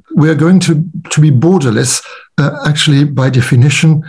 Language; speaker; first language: English; non-native, fluent; German